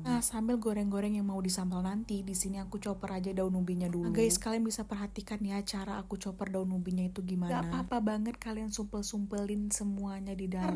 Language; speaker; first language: Indonesian; native; Indonesian